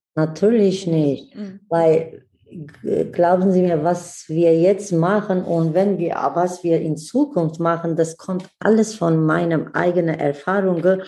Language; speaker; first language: German; non-native, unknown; Kurdish